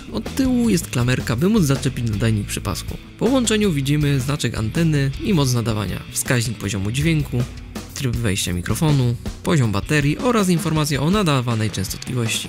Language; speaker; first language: Polish; native; Polish